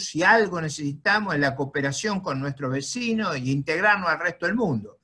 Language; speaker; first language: Spanish; native; Spanish